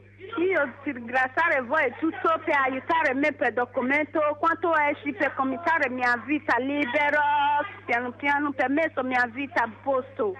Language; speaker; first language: Italian; non-native, learner; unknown